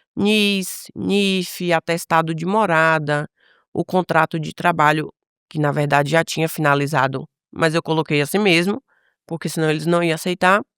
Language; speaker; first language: Portuguese; native; Portuguese